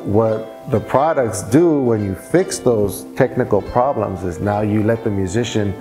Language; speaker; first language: English; native; English